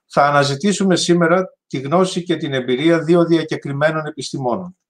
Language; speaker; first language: Greek; native; Greek